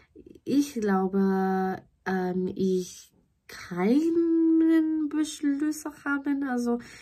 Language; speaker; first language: German; non-native, learner; English